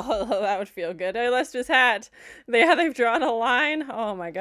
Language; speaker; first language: English; native; English